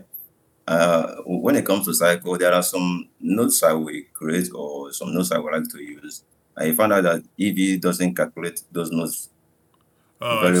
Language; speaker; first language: English; non-native, local second language; Igbo